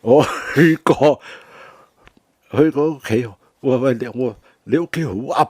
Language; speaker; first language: Cantonese; native; Cantonese